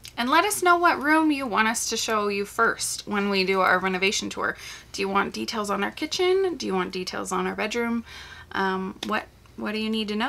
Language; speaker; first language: English; native; English